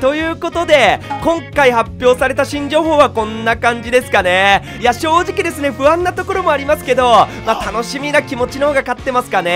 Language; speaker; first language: Japanese; native; Japanese